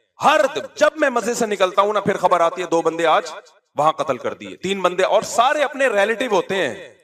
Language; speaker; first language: Urdu; native; Urdu